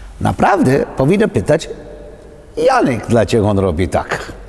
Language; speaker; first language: Polish; non-native, learner; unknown